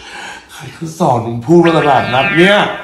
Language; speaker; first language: Thai; native; Thai